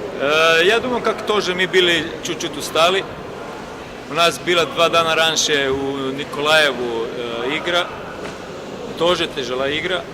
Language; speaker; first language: Russian; non-native, learner; Croatian